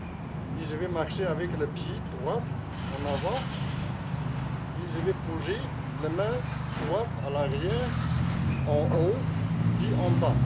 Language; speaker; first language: French; non-native, learner; Chinese